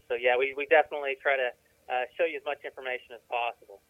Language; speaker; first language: English; native; English